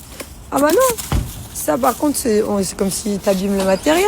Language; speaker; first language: French; native; French